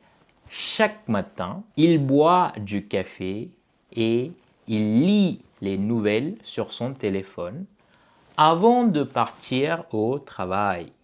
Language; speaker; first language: French; non-native, fluent; Tamil